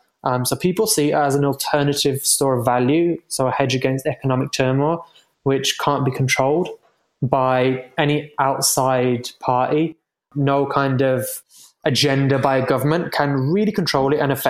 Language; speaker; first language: English; native; English